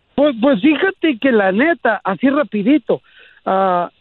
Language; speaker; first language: Spanish; native; Spanish